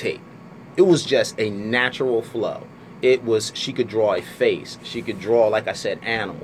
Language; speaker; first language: English; native; English